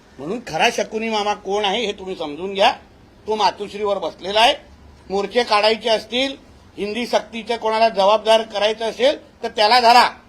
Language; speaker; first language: Marathi; native; Marathi